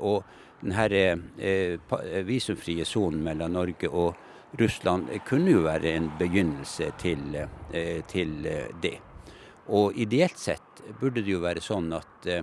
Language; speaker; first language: Norwegian; native; Norwegian